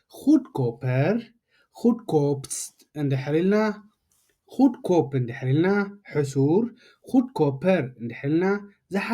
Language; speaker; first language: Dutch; non-native, learner; Tigrinya